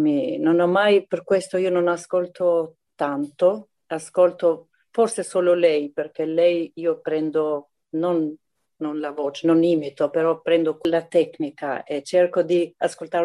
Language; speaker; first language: Italian; non-native, fluent; Albanian